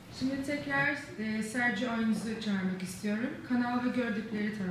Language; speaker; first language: Turkish; native; Turkish